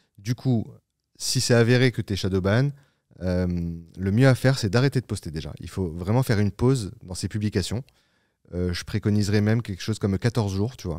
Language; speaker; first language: French; native; French